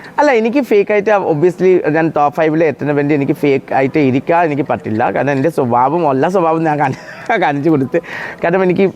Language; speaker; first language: Malayalam; non-native, local second language; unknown